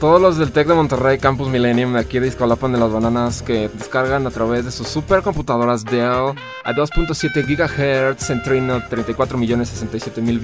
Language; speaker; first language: Spanish; native; Spanish